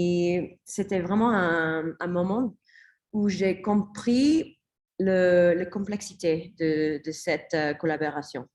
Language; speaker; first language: French; non-native, learner; English